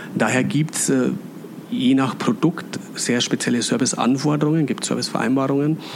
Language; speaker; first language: German; native; German